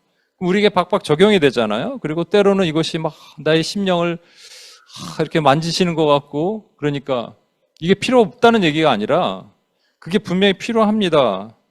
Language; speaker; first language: Korean; native; Korean